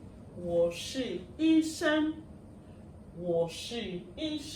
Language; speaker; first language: Chinese; non-native, fluent; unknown